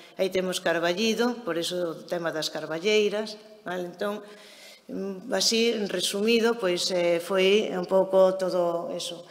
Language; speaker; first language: Galician; native; Galician